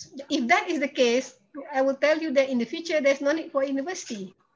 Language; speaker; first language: English; non-native, local second language; Malay